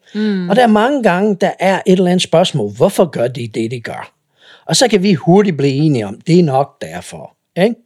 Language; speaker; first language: Danish; non-native, fluent; English